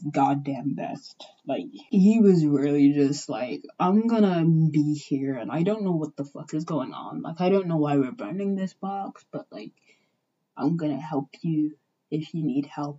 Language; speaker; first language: English; native; English